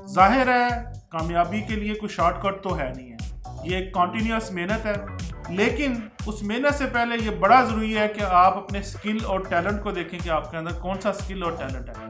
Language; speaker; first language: Urdu; non-native, local second language; Punjabi